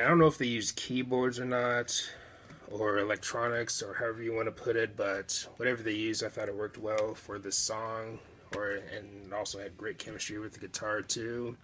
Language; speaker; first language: English; native; English